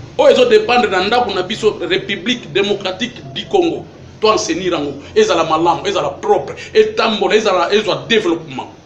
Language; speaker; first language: Lingala; non-native, local second language; Kongo